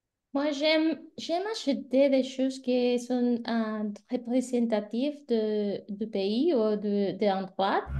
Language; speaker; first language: French; non-native, learner; Spanish